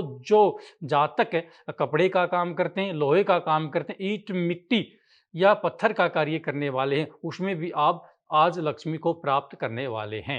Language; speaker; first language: Hindi; native; Hindi